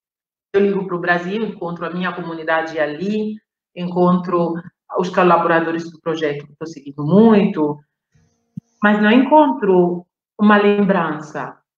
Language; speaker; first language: Portuguese; non-native, fluent; Italian